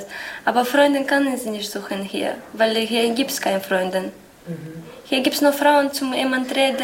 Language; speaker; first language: German; non-native, learner; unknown